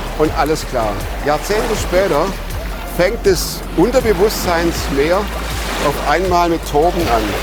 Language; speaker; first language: German; native; German